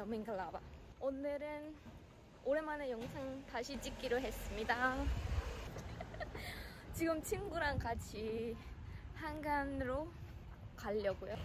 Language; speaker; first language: Korean; non-native, fluent; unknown